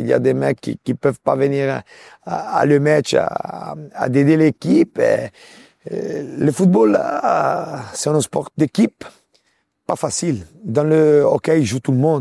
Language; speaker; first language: French; non-native, local second language; Italian